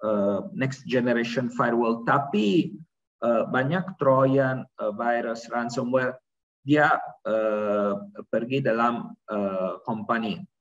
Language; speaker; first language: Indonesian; non-native, learner; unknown